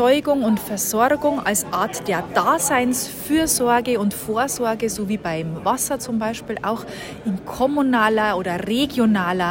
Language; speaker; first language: German; native; German